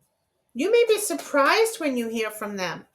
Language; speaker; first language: English; native; English